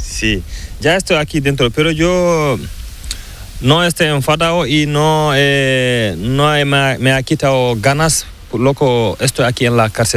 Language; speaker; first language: Spanish; non-native, learner; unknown